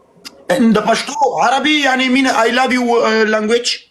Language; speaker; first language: English; non-native, learner; Pashto